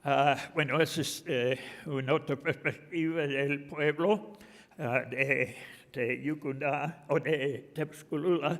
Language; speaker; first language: Spanish; non-native, fluent; English